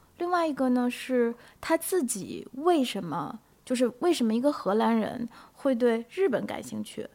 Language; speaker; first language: Chinese; native; Chinese